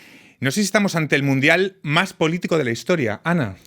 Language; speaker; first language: Spanish; native; Spanish